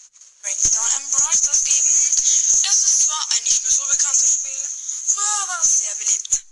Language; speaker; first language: German; native; German